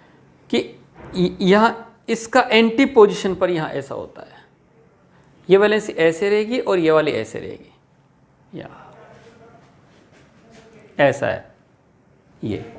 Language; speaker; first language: Hindi; native; Hindi